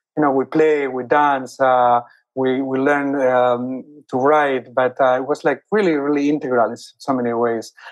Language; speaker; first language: English; non-native, fluent; Spanish